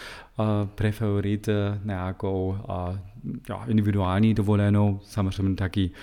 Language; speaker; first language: Czech; non-native, fluent; German